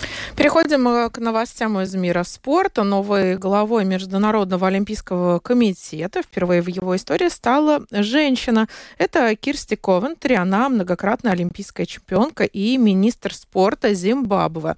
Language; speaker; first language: Russian; native; Russian